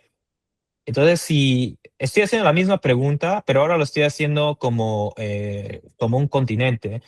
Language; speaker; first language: Spanish; native; Spanish